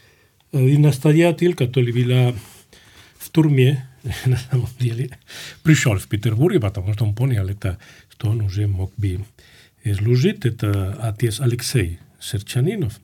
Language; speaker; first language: Russian; non-native, fluent; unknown